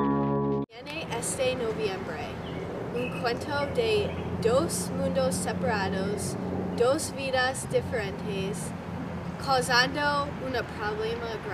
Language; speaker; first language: Spanish; non-native, learner; English